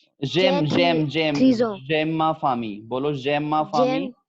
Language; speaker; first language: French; non-native, fluent; Hindi